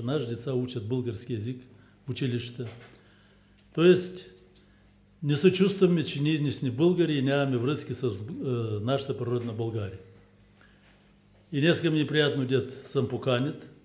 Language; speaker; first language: Bulgarian; early bilingual, heritage; Bulgarian